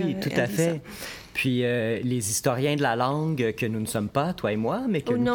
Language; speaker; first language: French; native; French